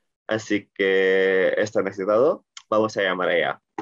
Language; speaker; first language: Spanish; non-native, learner; Indonesian